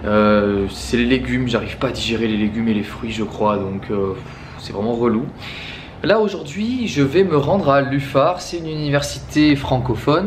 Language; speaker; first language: French; native; French